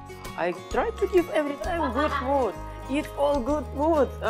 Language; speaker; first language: English; non-native, learner; Ukrainian